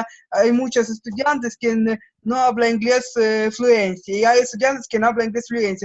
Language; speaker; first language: Spanish; non-native, learner; Russian